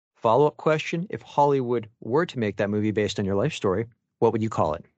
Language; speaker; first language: English; native; English